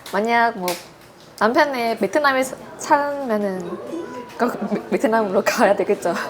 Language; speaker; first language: Korean; non-native, learner; Vietnamese